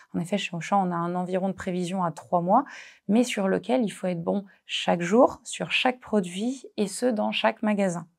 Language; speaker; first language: French; native; French